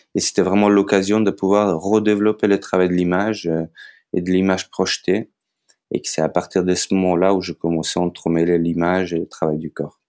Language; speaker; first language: French; non-native, fluent; Macedonian